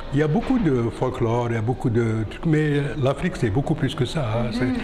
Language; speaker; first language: French; non-native, local second language; Arabic